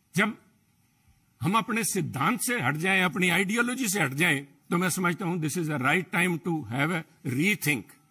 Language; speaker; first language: Hindi; native; Hindi